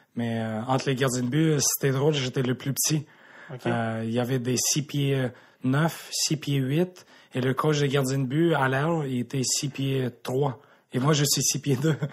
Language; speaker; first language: French; native; French